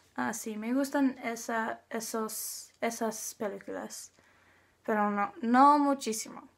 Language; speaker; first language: Spanish; non-native, learner; English